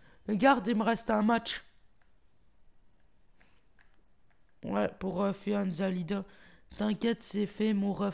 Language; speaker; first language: French; native; French